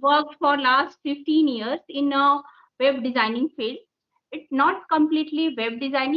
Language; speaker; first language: English; non-native, local second language; Hindi